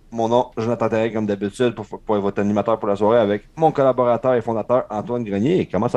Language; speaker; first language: French; native; French